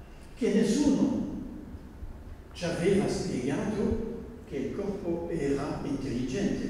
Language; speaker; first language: Italian; non-native, fluent; Dutch